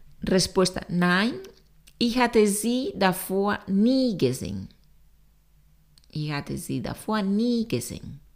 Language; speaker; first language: German; non-native, fluent; Spanish